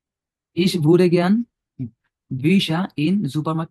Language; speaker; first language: German; non-native, learner; Bangla